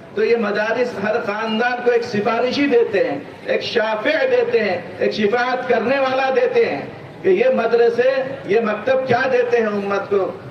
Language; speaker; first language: Urdu; native; Urdu